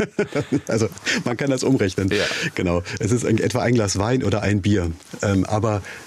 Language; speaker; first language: German; native; German